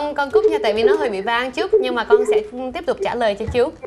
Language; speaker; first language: Vietnamese; early bilingual, heritage; Vietnamese